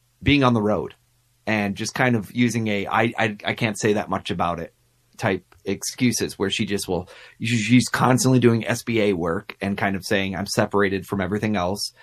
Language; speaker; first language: English; native; English